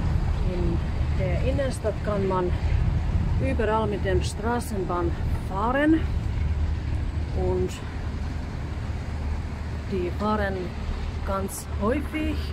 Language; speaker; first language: German; non-native, fluent; Finnish